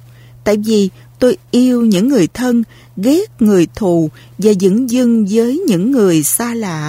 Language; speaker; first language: Vietnamese; native; Vietnamese